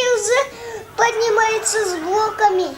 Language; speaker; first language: Russian; non-native, local second language; Tajik